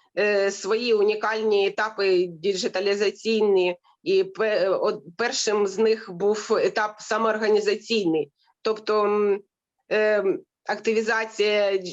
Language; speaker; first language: Ukrainian; native; Ukrainian